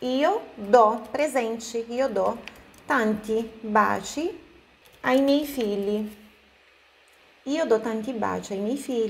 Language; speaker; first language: Italian; non-native, fluent; Portuguese